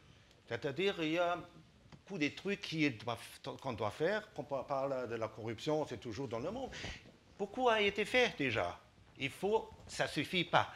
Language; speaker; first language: French; non-native, fluent; German